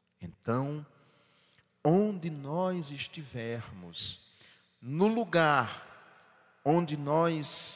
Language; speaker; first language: Portuguese; native; Portuguese